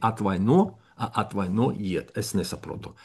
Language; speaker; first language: Latvian; non-native, learner; Russian